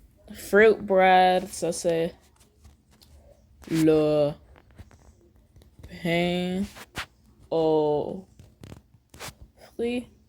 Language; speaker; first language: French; non-native, learner; English